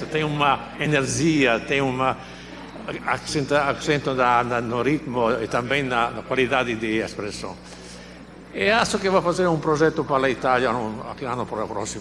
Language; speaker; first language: Portuguese; non-native, learner; Italian